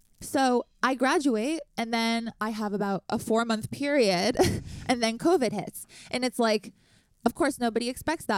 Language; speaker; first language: English; native; English